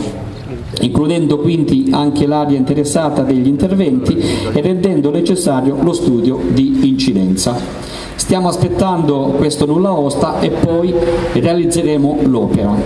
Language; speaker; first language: Italian; native; Italian